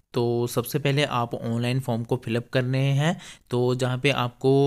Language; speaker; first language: Hindi; native; Hindi